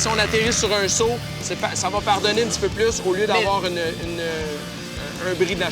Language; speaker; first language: French; native; French